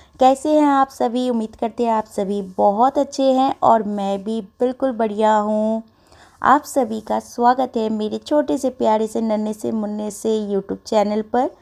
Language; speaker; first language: Hindi; non-native, local second language; Bangla